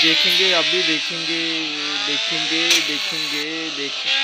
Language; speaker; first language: Hindi; non-native, local second language; Marathi